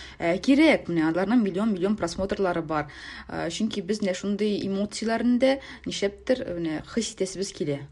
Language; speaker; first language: Tatar; native; Tatar